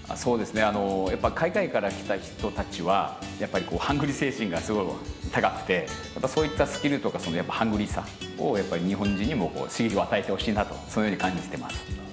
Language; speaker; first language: Japanese; native; Japanese